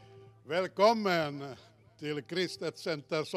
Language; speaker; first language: Swedish; non-native, fluent; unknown